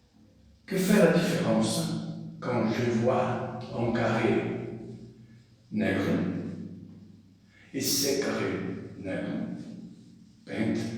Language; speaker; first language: French; non-native, learner; Portuguese